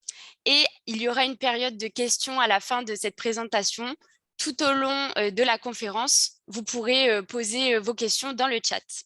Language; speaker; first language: French; native; French